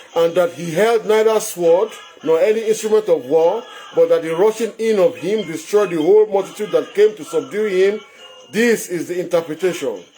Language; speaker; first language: English; non-native, local second language; Yoruba